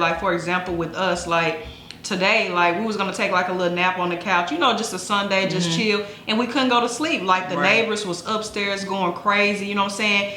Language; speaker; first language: English; native; English